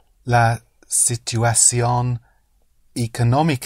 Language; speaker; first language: Spanish; non-native, learner; English